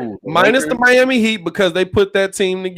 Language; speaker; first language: English; native; English